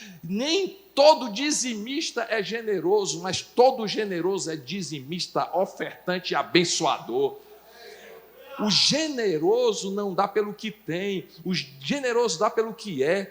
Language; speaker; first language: Portuguese; native; Portuguese